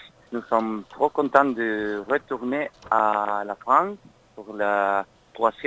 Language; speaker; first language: French; non-native, learner; Spanish